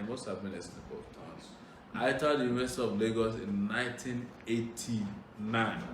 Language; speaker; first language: English; non-native, local second language; Yoruba